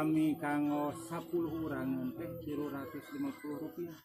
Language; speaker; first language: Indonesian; non-native, local second language; Sundanese